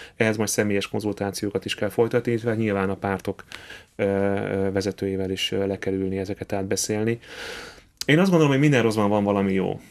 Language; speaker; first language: Hungarian; native; Hungarian